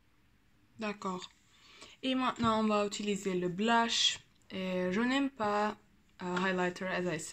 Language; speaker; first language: French; non-native, learner; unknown